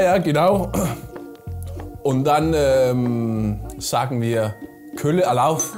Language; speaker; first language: German; non-native, learner; Danish